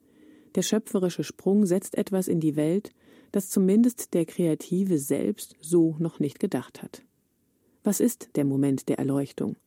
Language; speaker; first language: German; native; German